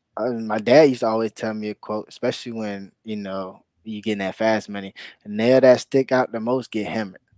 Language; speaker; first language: English; native; English